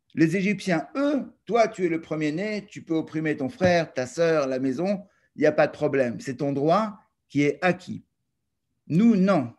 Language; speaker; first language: French; native; French